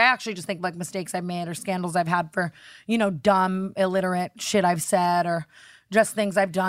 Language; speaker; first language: English; native; English